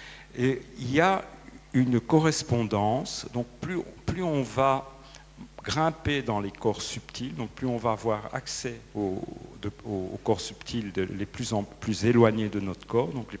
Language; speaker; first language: French; native; French